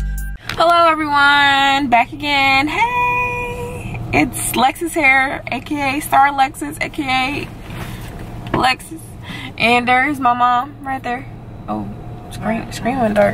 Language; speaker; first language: English; native; English